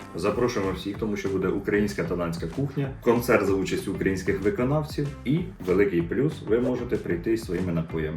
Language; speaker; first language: Ukrainian; native; Ukrainian